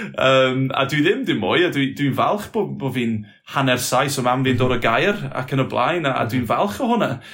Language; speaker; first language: Welsh; non-native, local second language; English